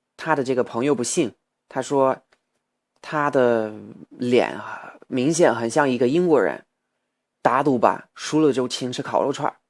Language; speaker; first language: Chinese; non-native, fluent; English